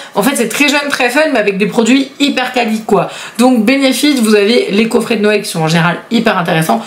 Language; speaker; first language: French; native; French